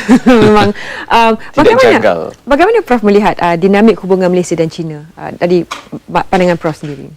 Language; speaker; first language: Malay; native; Malay